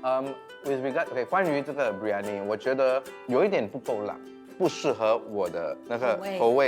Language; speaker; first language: Chinese; non-native, local second language; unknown